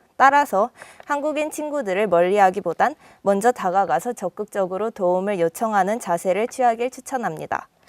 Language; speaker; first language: Korean; native; Korean